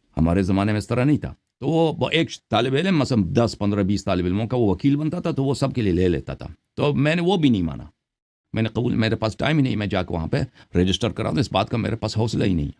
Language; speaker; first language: Urdu; early bilingual, heritage; Urdu